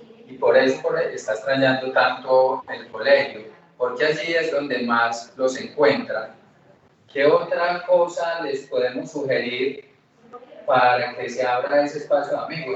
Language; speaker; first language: Spanish; native; Spanish